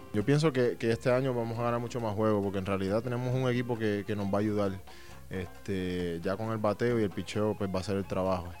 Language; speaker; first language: Spanish; native; Spanish